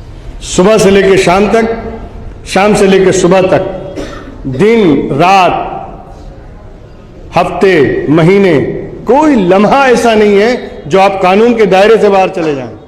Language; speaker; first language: Urdu; native; Urdu